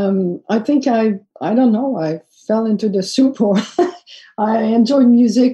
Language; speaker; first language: English; non-native, fluent; French